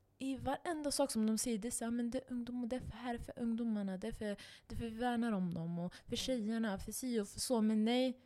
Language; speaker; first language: Swedish; non-native, local second language; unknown